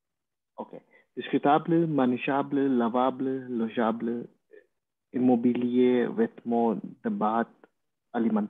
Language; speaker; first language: French; non-native, learner; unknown